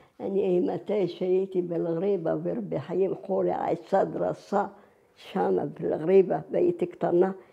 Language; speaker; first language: Hebrew; non-native, fluent; Arabic